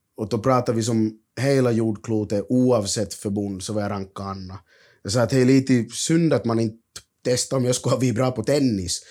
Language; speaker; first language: Swedish; native; Swedish